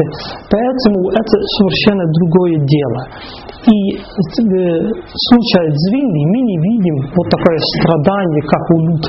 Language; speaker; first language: Russian; non-native, fluent; Dutch